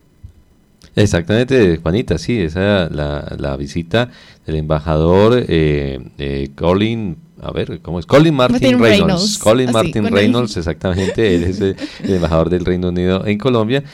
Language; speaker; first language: Spanish; native; Spanish